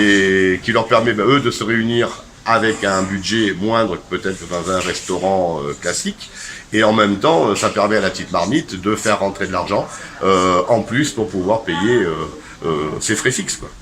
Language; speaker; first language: French; native; French